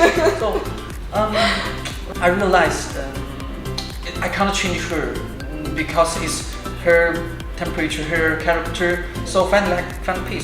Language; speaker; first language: English; non-native, learner; Chinese